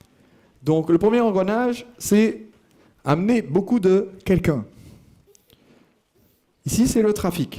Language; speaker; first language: French; native; French